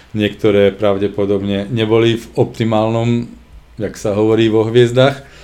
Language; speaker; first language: Slovak; native; Slovak